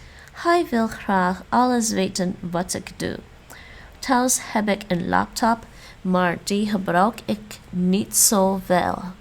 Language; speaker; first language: Dutch; non-native, learner; English